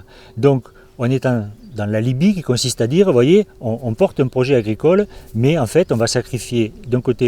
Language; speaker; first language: French; native; French